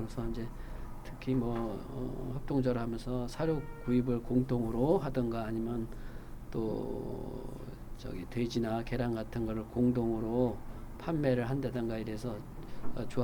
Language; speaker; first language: Korean; native; Korean